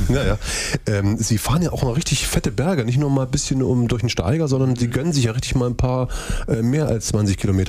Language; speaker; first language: German; native; German